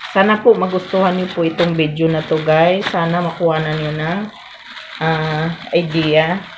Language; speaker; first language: Filipino; non-native, local second language; Cebuano